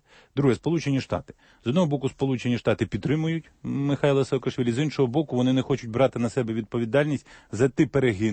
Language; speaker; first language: Ukrainian; native; Ukrainian